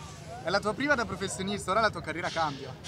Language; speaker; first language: Italian; native; Italian